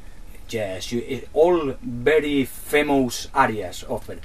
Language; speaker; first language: English; non-native, learner; Spanish